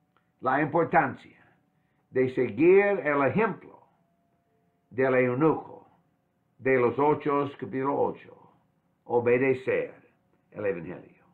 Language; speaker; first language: Spanish; non-native, fluent; English